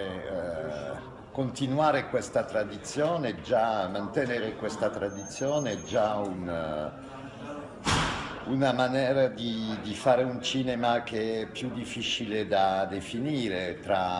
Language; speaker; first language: Italian; non-native, fluent; French